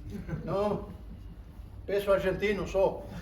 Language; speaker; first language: Portuguese; non-native, fluent; Spanish